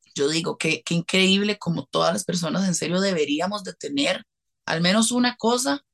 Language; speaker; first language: Spanish; native; Spanish